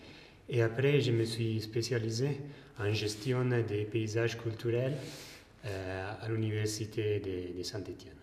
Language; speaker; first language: French; non-native, fluent; Italian